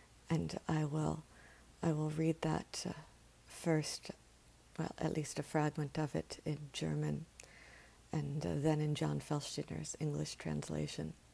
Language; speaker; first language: English; native; English